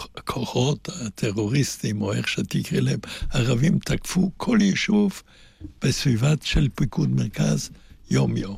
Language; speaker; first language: Hebrew; non-native, fluent; German